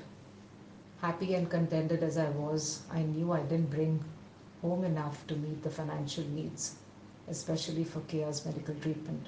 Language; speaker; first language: English; non-native, local second language; Telugu